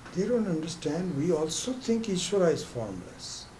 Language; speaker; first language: English; non-native, local second language; Hindi